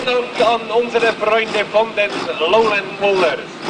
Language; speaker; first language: German; native; German